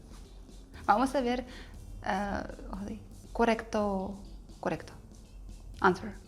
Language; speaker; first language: Spanish; non-native, learner; Russian